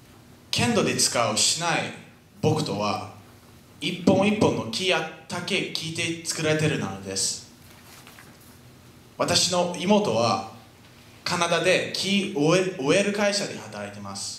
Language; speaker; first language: Japanese; non-native, fluent; French